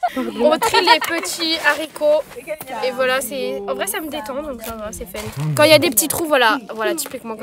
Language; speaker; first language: French; native; French